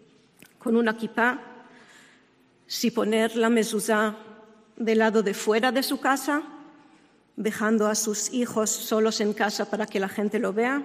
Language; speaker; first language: Spanish; non-native, fluent; Hebrew